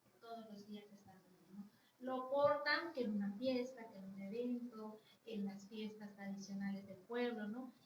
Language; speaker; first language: Spanish; non-native, local second language; Yucateco